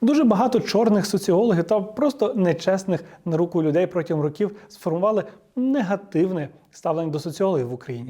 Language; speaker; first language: Ukrainian; native; Ukrainian